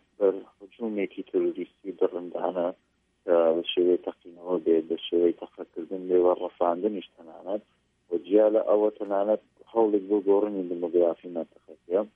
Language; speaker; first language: Central Kurdish; native; Central Kurdish